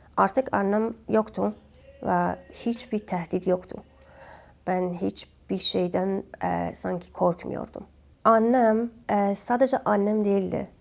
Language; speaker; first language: Turkish; non-native, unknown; Kurdish